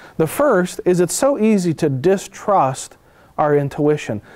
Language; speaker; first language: English; native; English